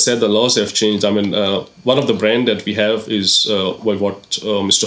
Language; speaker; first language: English; non-native, local second language; Konkani